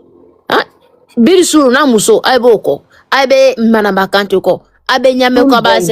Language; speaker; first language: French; non-native, local second language; Mandingo